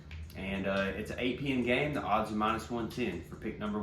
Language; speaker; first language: English; native; English